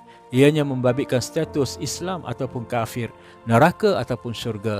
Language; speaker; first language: Malay; native; Malay